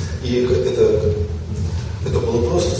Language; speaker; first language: Russian; native; Russian